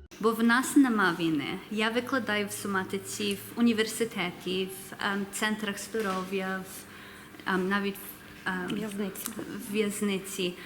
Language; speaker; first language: Ukrainian; early bilingual, heritage; English